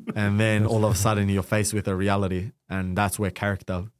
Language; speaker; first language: English; native; English